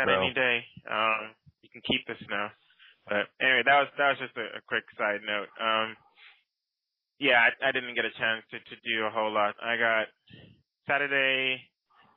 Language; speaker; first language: English; non-native, local second language; Akan